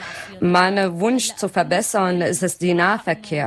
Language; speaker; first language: German; non-native, learner; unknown